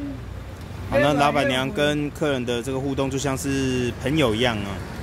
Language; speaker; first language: Chinese; native; Chinese